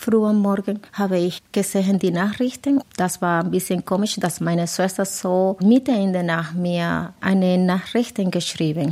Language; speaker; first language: German; non-native, fluent; Spanish